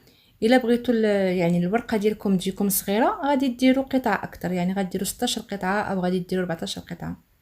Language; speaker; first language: Arabic; native; Arabic